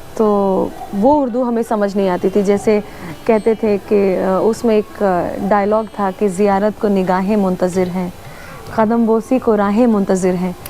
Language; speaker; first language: Hindi; native; Hindi